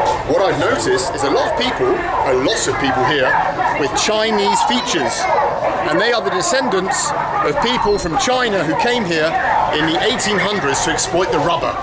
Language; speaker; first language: English; native; English